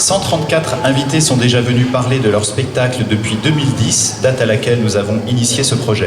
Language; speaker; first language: French; native; French